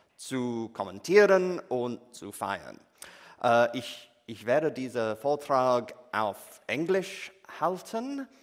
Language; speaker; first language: German; non-native, learner; English